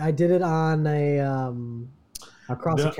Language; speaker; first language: English; native; English